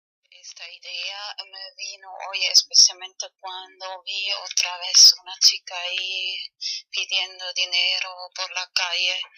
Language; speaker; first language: Spanish; non-native, fluent; German